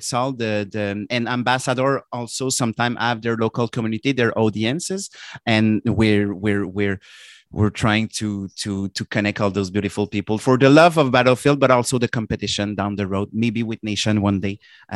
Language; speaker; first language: English; non-native, fluent; French